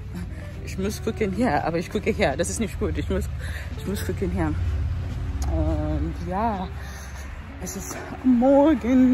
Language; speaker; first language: German; non-native, learner; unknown